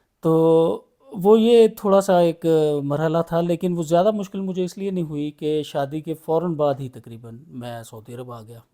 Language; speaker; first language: Urdu; non-native, local second language; Punjabi